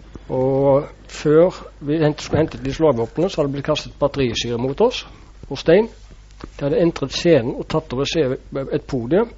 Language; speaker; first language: Norwegian; native; Norwegian